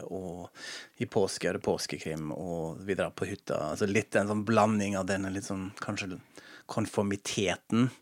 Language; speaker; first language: Norwegian; non-native, fluent; German